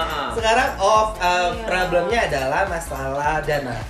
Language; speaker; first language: Indonesian; native; Indonesian